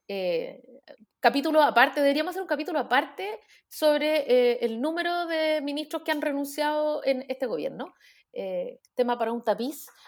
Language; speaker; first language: Spanish; native; Spanish